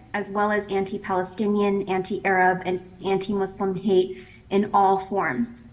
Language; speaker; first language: English; native; English